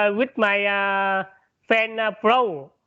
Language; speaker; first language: English; non-native, learner; Vietnamese